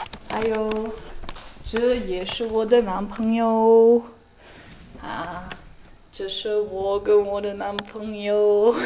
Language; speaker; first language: Chinese; non-native, fluent; Dutch